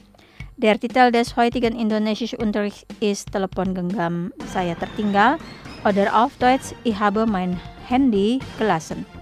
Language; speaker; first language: German; non-native, fluent; Indonesian